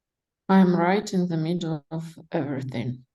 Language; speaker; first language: English; non-native, learner; Russian